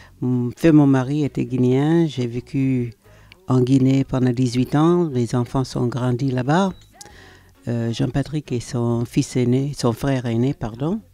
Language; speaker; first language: French; non-native, fluent; English